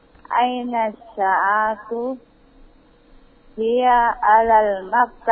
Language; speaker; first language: Arabic; non-native, learner; Indonesian